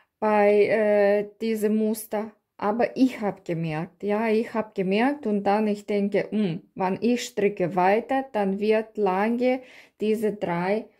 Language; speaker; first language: German; non-native, learner; Russian